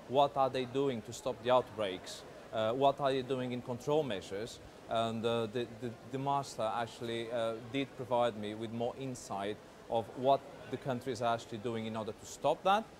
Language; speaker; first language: English; non-native, fluent; Portuguese